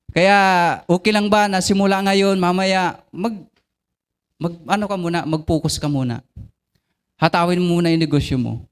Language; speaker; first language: Filipino; non-native, local second language; Bikol